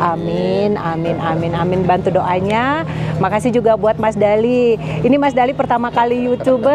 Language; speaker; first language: Indonesian; native; Indonesian